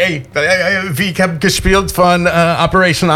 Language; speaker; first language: German; non-native, fluent; English